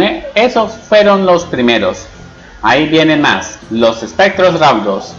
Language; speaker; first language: Spanish; native; Spanish